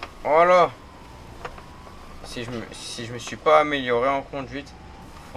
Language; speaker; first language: French; native; French